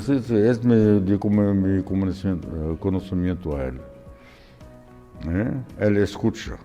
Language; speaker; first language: Spanish; non-native, fluent; Arabic